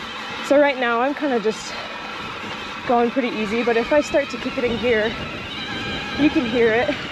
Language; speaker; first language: English; native; English